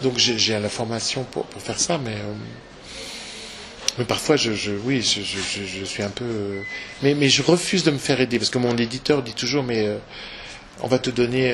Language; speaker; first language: French; native; French